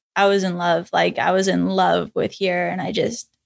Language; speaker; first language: English; native; English